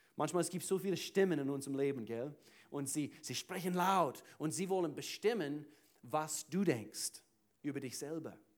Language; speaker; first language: German; non-native, fluent; English